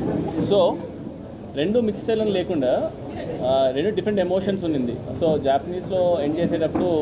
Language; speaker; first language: Telugu; native; Telugu